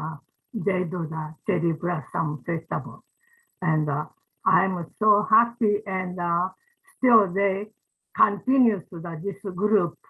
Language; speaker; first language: English; non-native, learner; Japanese